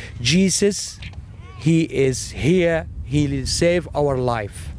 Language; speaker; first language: English; non-native, learner; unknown